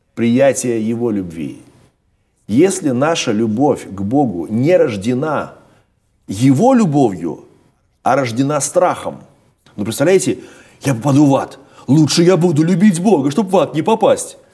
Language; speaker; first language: Russian; native; Russian